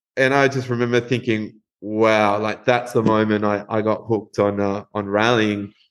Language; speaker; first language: English; non-native, fluent; Spanish